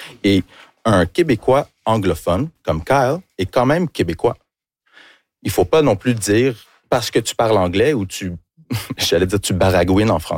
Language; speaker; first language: French; early bilingual, heritage; French